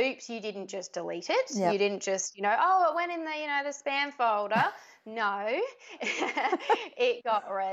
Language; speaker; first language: English; native; English